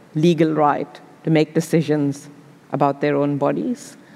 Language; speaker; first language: English; non-native, local second language; Urdu